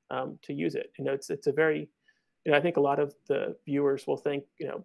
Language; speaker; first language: English; native; English